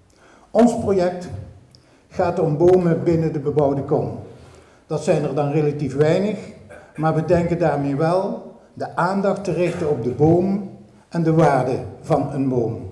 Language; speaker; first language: Dutch; native; Dutch